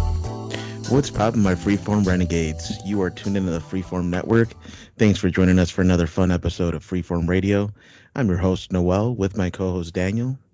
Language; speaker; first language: English; native; English